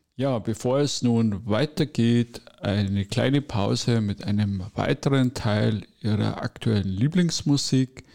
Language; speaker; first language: German; native; German